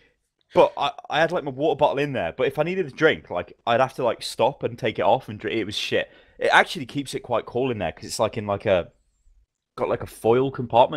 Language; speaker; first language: English; native; English